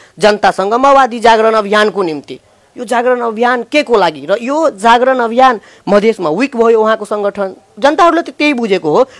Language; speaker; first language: Nepali; non-native, local second language; Maithili